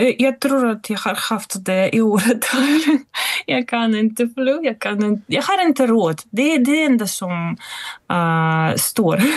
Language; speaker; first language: Swedish; non-native, fluent; Russian